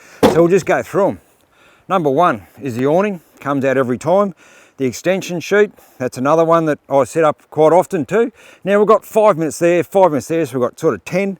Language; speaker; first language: English; native; English